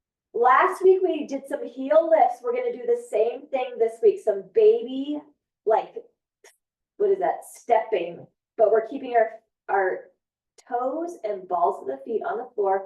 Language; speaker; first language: English; native; English